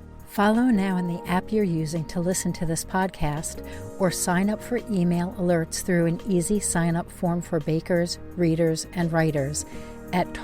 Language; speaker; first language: English; native; English